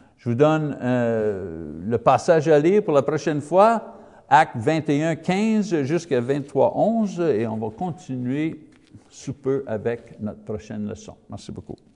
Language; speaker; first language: French; non-native, fluent; English